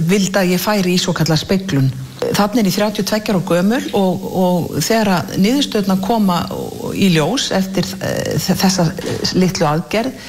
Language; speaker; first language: Icelandic; native; Icelandic